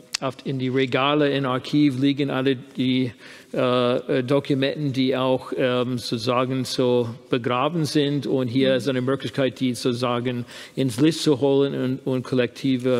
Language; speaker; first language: German; non-native, fluent; English